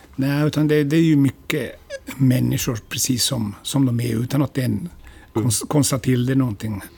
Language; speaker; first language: Swedish; native; Swedish